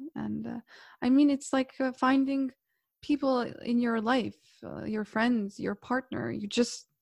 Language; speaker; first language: English; non-native, fluent; Croatian